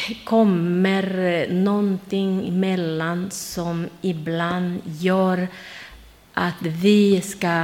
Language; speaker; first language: Swedish; non-native, learner; Spanish